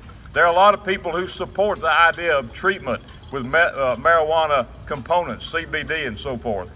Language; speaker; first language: English; native; English